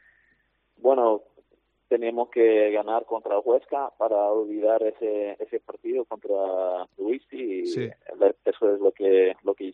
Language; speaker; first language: Spanish; non-native, fluent; English